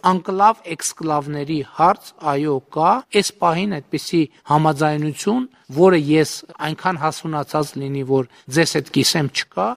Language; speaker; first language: Armenian; native; Armenian